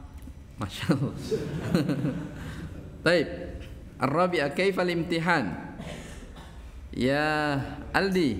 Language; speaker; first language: Arabic; non-native, fluent; Indonesian